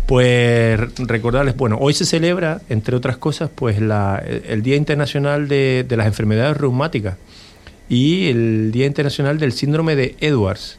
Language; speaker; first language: Spanish; native; Spanish